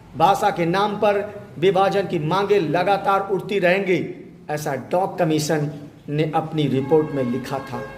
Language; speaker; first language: Hindi; native; Hindi